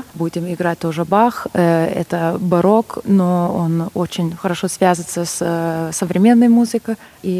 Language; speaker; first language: Russian; non-native, fluent; Lithuanian